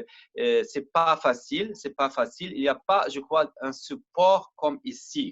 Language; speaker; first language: French; non-native, learner; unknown